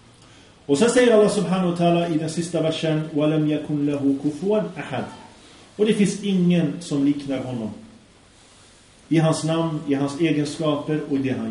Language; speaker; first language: Swedish; early bilingual, other home language; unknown